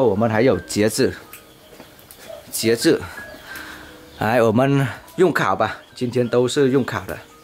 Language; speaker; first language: Chinese; non-native, fluent; Vietnamese